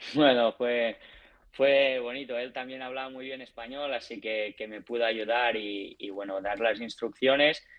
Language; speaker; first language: Spanish; native; Spanish